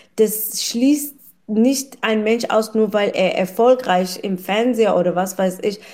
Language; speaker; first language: German; non-native, fluent; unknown